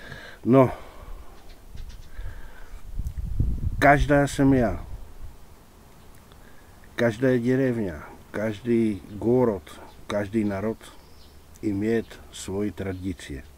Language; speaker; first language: Russian; non-native, fluent; Czech